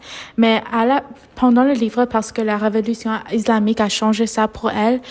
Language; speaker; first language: French; non-native, learner; English